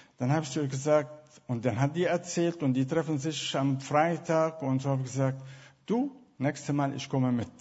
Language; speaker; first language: German; non-native, fluent; Arabic